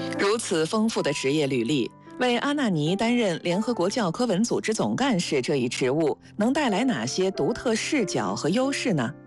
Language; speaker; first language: Chinese; native; Chinese